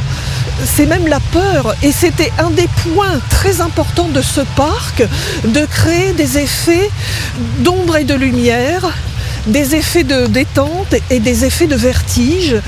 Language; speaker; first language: French; native; French